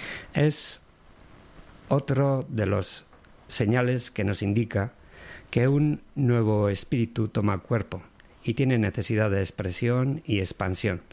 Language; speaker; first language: Spanish; non-native, local second language; Basque